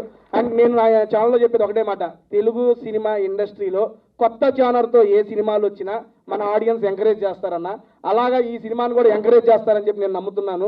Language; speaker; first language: Telugu; native; Telugu